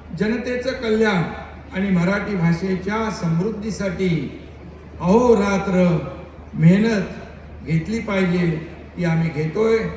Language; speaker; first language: Marathi; native; Marathi